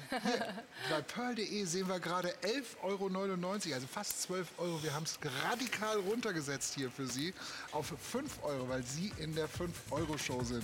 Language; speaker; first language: German; native; German